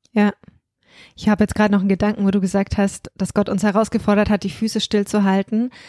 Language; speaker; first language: German; native; German